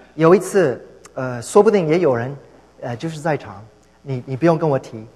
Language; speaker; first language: Chinese; non-native, fluent; English